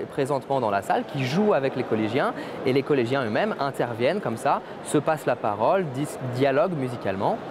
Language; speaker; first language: French; native; French